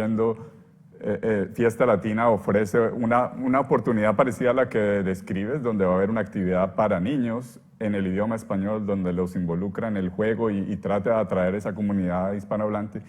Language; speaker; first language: Spanish; native; Spanish